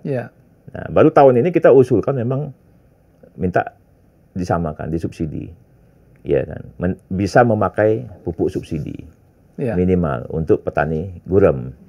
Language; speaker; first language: Indonesian; native; Indonesian